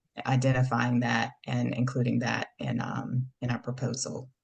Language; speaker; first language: English; native; English